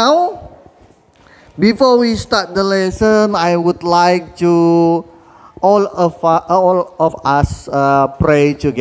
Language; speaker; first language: English; non-native, fluent; Indonesian